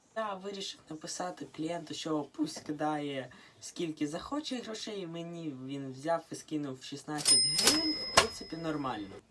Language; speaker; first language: Ukrainian; non-native, local second language; Russian